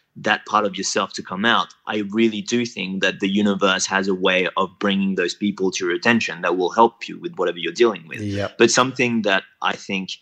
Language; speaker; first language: English; non-native, fluent; French